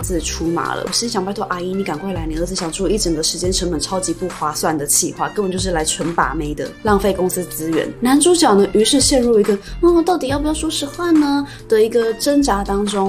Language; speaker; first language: Chinese; native; Chinese